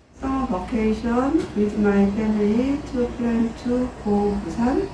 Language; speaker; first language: English; non-native, learner; Korean